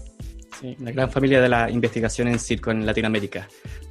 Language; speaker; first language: Spanish; native; Spanish